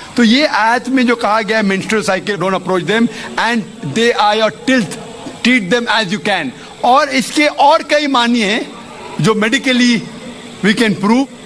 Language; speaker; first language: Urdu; non-native, local second language; Konkani